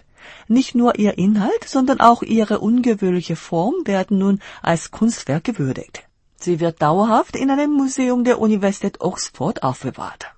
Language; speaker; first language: German; non-native, fluent; Korean